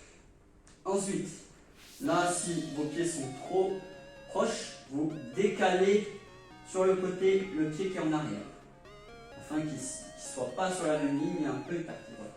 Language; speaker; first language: French; native; French